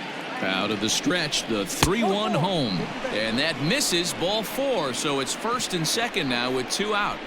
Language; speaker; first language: English; native; English